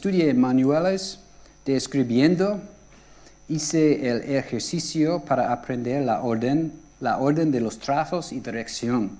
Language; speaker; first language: Spanish; non-native, fluent; English